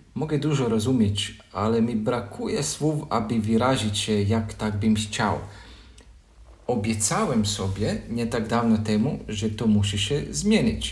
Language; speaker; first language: Polish; non-native, learner; Croatian